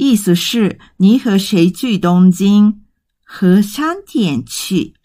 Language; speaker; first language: Chinese; non-native, fluent; Japanese